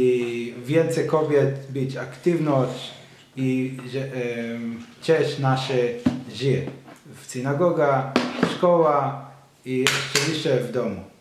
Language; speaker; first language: Polish; non-native, learner; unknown